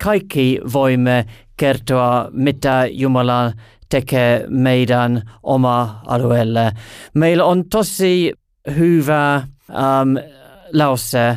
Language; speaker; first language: Finnish; non-native, learner; English